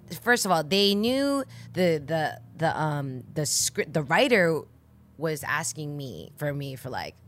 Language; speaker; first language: English; native; English